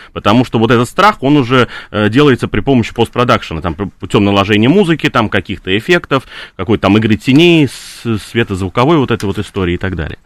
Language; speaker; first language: Russian; native; Russian